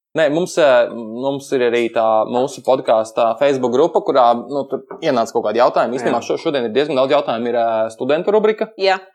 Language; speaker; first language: Latvian; native; Latvian